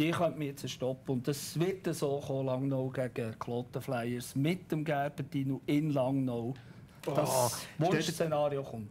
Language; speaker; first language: German; native; German